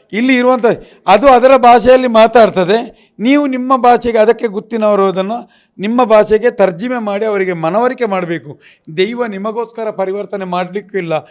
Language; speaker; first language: Kannada; non-native, local second language; Tulu